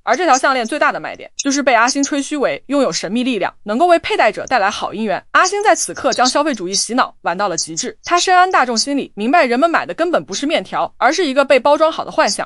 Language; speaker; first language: Chinese; native; Chinese